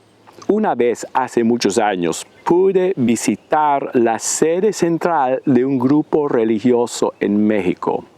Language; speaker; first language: Spanish; non-native, fluent; English